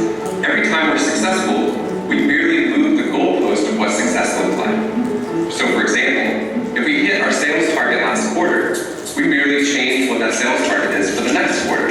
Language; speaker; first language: English; native; English